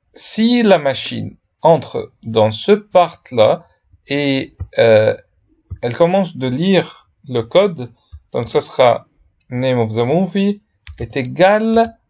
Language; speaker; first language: French; non-native, fluent; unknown